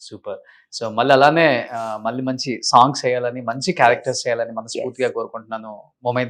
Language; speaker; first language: Telugu; native; Telugu